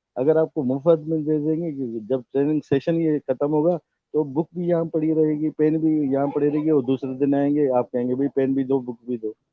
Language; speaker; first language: Urdu; non-native, local second language; Sindhi